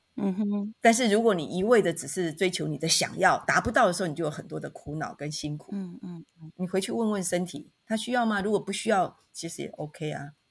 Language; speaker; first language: Chinese; native; Chinese